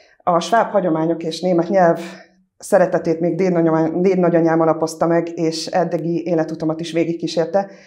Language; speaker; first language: Hungarian; native; Hungarian